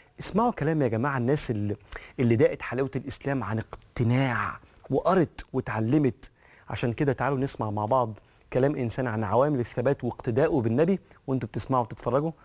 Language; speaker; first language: Arabic; native; Arabic